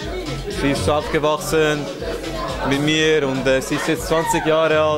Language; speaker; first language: German; early bilingual, other home language; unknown